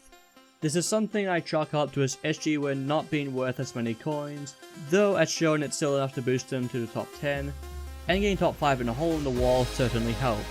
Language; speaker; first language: English; native; English